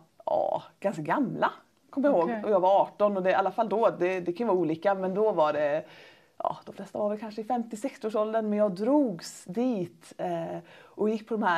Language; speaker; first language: Swedish; native; Swedish